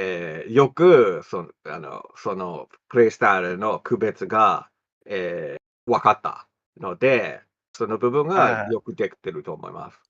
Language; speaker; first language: Japanese; non-native, fluent; English